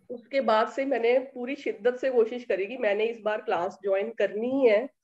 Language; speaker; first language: Hindi; native; Hindi